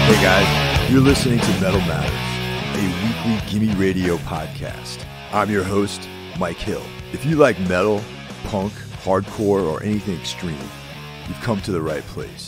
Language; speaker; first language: English; native; English